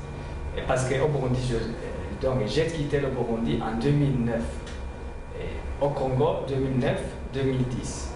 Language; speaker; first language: French; non-native, local second language; Rundi